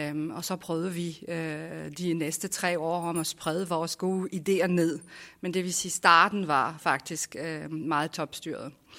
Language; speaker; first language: Danish; non-native, fluent; French